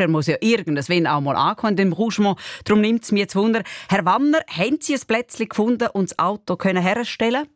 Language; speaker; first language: German; native; German